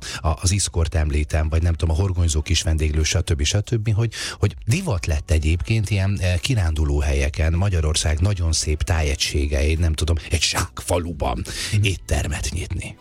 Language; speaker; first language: Hungarian; native; Hungarian